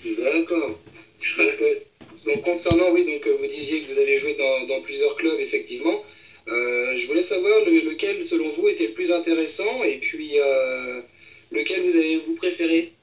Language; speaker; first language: French; native; French